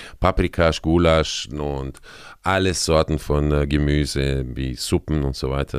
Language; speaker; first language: German; non-native, fluent; Spanish